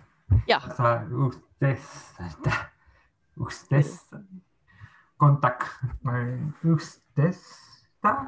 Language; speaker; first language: Finnish; non-native, learner; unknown